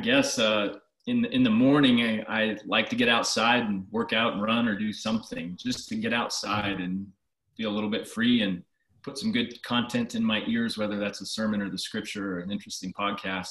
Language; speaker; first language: English; native; English